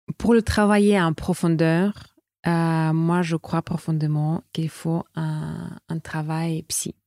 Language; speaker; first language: French; non-native, fluent; Russian